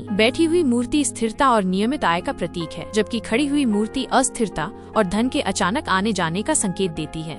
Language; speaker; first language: Hindi; native; Hindi